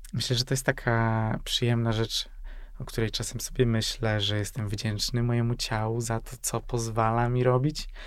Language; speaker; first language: Polish; non-native, fluent; Hungarian